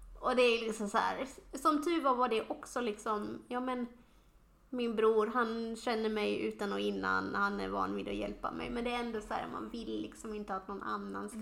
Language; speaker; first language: Swedish; native; Swedish